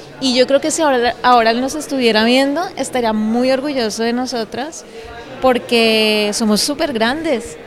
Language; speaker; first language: Spanish; native; Spanish